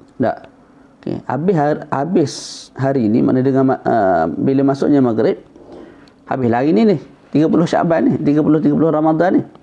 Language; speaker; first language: Malay; native; Malay